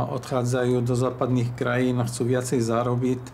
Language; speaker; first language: Slovak; non-native, fluent; Arabic